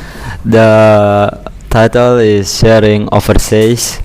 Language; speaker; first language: English; non-native, learner; Indonesian